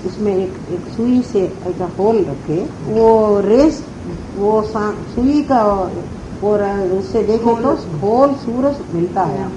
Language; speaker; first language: Hindi; non-native, local second language; Telugu